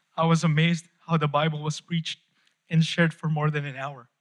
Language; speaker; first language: English; non-native, local second language; Filipino